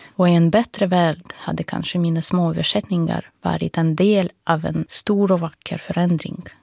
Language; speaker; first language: Swedish; non-native, fluent; Russian